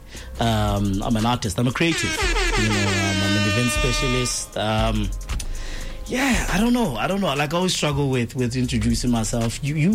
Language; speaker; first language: English; non-native, local second language; Tswana